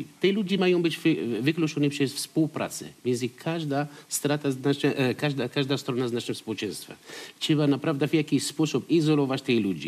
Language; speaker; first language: Polish; non-native, learner; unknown